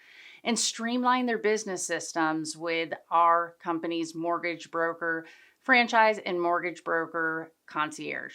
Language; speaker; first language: English; native; English